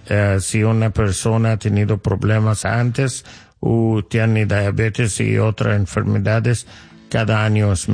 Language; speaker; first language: Spanish; non-native, learner; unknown